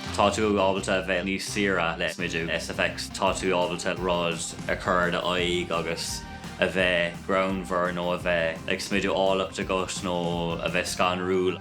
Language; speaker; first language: Irish; non-native, local second language; English